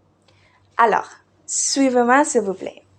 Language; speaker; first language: French; non-native, learner; Indonesian